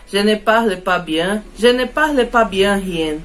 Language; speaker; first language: French; non-native, learner; Portuguese